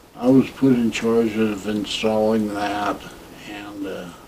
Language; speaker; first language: English; native; English